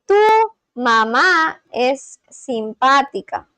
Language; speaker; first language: Spanish; non-native, learner; English